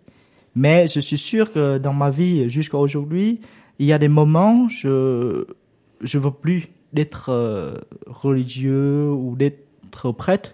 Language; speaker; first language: French; non-native, learner; Vietnamese